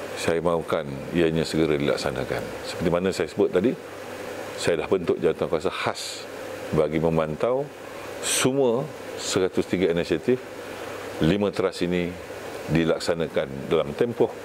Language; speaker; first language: Malay; native; Malay